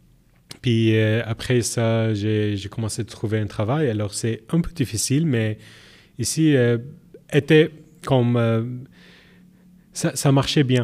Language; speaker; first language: French; non-native, learner; Arabic